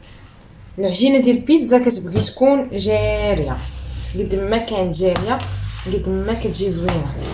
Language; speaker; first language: Arabic; native; Arabic